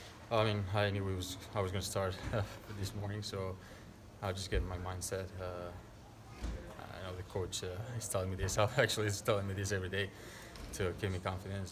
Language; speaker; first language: English; non-native, fluent; Spanish